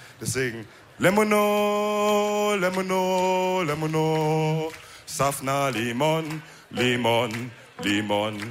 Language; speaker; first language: German; early bilingual, other home language; Wolof